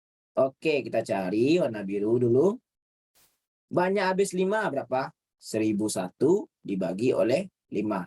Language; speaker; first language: Indonesian; native; Indonesian